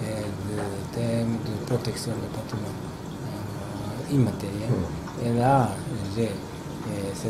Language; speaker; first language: French; non-native, fluent; Japanese